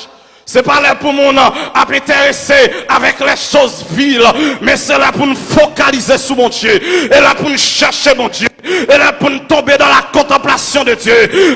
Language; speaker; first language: French; non-native, local second language; Haitian Creole